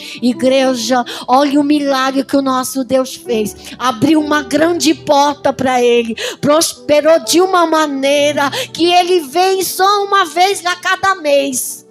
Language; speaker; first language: Portuguese; native; Portuguese